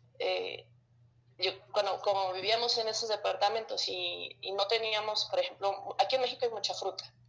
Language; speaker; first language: Spanish; early bilingual, other home language; Russian